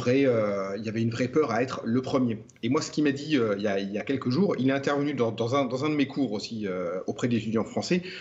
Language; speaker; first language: French; native; French